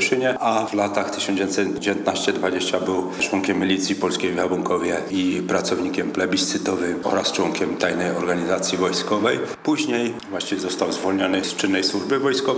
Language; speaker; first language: Polish; native; Polish